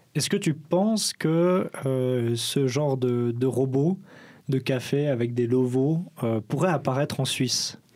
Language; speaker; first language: French; native; French